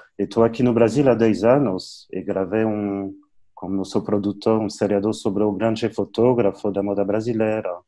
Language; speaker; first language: Portuguese; non-native, fluent; French